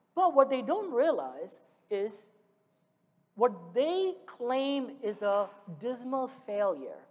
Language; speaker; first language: English; early bilingual, other home language; Malayalam